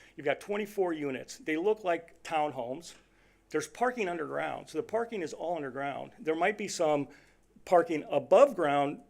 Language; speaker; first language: English; native; English